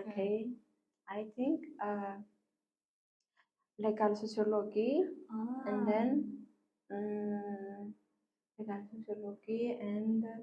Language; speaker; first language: English; non-native, learner; Malagasy